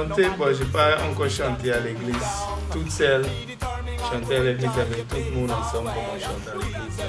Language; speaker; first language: French; non-native, fluent; English